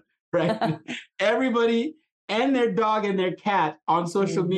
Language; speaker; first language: English; non-native, local second language; Igbo